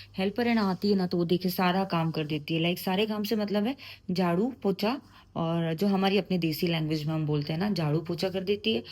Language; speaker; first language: Urdu; native; Urdu